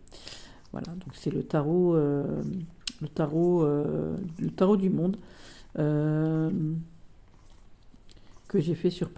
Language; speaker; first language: French; native; French